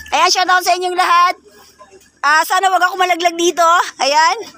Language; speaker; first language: Filipino; non-native, local second language; Bikol